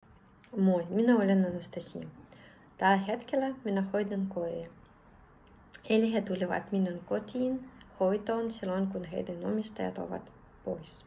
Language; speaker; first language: Finnish; non-native, fluent; Russian